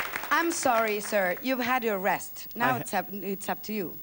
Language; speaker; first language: English; non-native, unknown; Italian